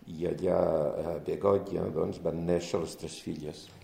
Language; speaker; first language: Catalan; early bilingual, heritage; Catalan